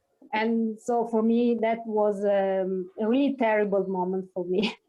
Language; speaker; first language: English; non-native, learner; Italian